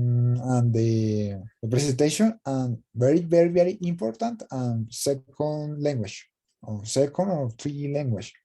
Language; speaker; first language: English; non-native, learner; Spanish